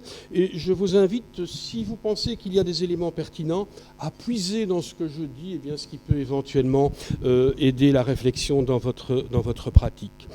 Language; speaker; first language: French; native; French